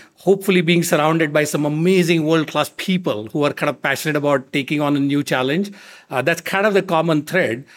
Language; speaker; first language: English; non-native, local second language; Marathi